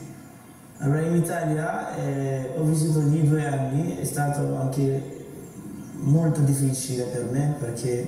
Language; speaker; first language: Italian; non-native, fluent; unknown